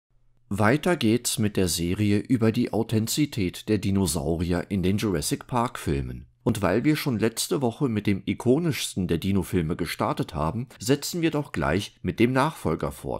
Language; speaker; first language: German; native; German